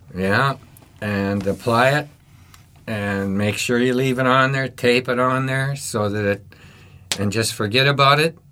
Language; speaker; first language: English; native; English